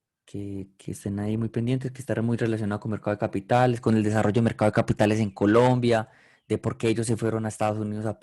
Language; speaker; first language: Spanish; native; Spanish